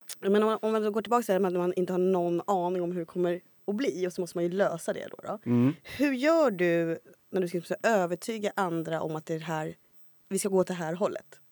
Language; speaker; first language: Swedish; native; Swedish